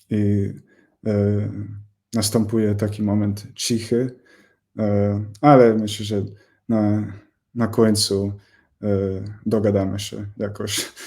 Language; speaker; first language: Polish; non-native, fluent; English